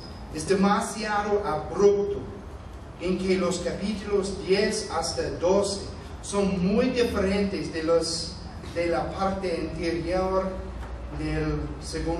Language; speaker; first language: Spanish; non-native, fluent; English